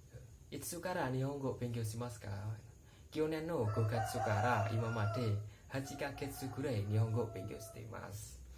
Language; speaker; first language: Japanese; non-native, learner; Indonesian